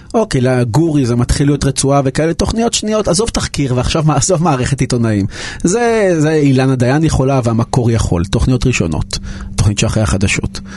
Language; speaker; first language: Hebrew; native; Hebrew